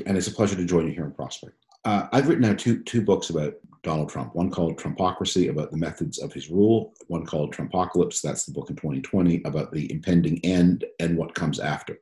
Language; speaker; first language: English; native; English